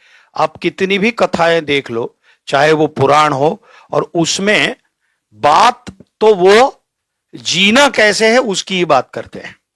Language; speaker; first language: Hindi; native; Hindi